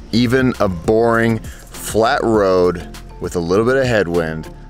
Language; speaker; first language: English; native; English